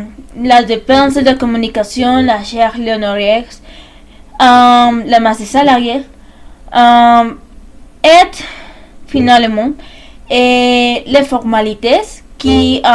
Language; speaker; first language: French; non-native, learner; Spanish